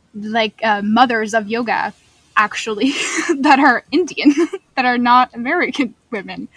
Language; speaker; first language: English; non-native, fluent; French